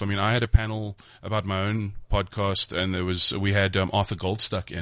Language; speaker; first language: English; native; English